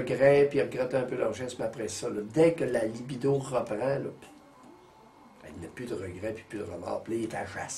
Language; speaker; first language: French; native; French